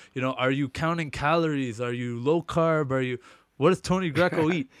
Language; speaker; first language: English; early bilingual, other home language; Hindi